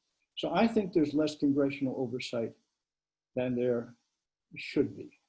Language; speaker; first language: English; native; English